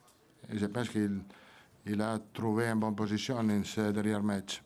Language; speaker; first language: French; non-native, fluent; Italian